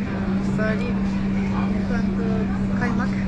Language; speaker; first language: French; non-native, learner; Turkish